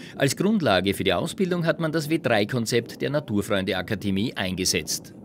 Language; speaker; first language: German; native; German